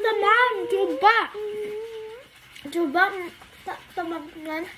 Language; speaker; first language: Indonesian; early bilingual, heritage; English